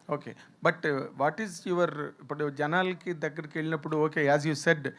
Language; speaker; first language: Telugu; native; Telugu